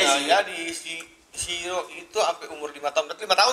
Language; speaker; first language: Indonesian; native; Indonesian